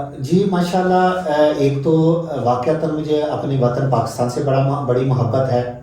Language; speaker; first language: Urdu; non-native, local second language; Punjabi